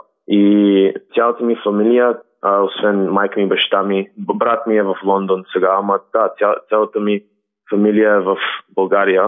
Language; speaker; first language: Bulgarian; early bilingual, heritage; Bulgarian